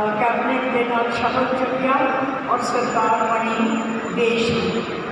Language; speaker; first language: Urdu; non-native, local second language; Punjabi